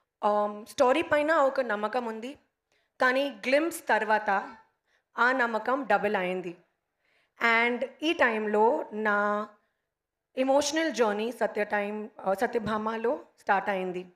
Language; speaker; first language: Telugu; non-native, learner; Hindi